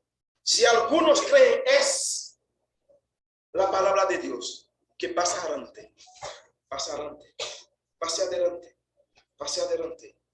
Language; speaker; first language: Spanish; non-native, fluent; Haitian Creole